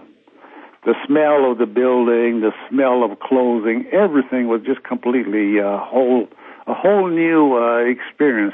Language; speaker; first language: English; early bilingual, other home language; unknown